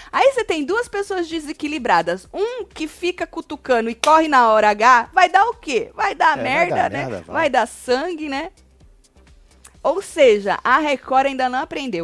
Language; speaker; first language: Portuguese; native; Portuguese